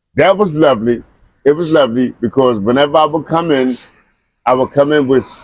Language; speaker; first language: English; native; English